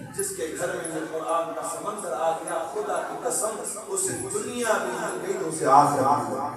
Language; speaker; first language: Urdu; non-native, local second language; Sindhi